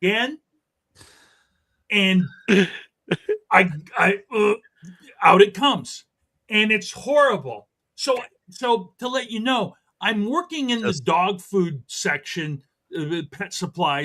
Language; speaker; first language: English; native; English